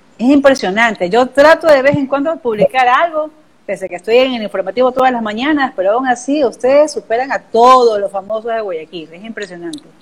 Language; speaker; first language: Spanish; native; Spanish